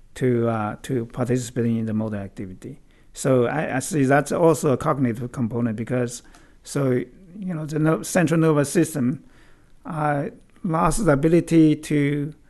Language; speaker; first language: English; non-native, fluent; Chinese